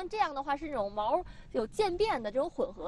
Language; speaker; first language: Chinese; native; Chinese